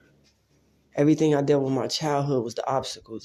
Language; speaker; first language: English; native; English